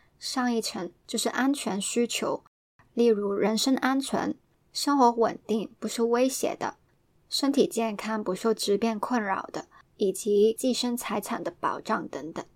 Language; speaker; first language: Chinese; non-native, local second language; Cantonese